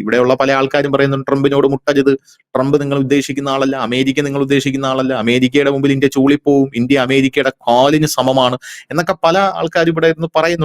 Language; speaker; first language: Malayalam; native; Malayalam